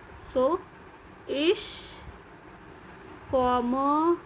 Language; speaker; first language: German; non-native, fluent; Hindi